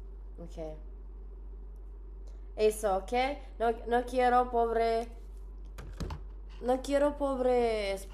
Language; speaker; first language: Spanish; non-native, learner; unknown